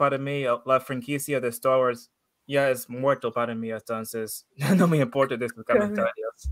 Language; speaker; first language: Spanish; non-native, learner; English